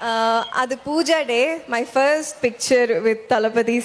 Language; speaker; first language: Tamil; non-native, local second language; Malayalam